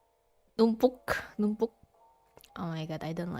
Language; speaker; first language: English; non-native, fluent; Indonesian